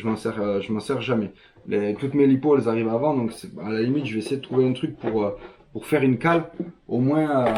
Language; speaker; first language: French; native; French